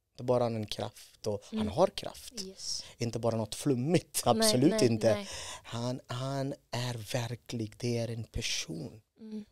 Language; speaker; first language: Swedish; non-native, fluent; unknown